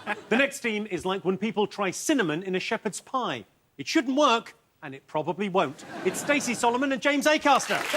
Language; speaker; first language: English; native; English